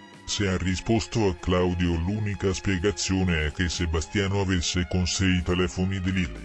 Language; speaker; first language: Italian; native; Italian